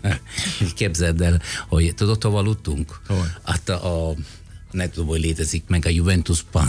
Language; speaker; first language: Hungarian; non-native, fluent; Italian